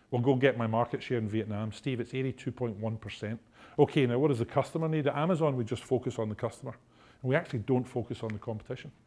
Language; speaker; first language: English; native; English